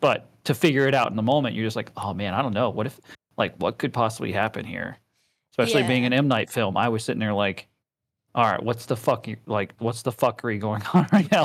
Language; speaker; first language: English; native; English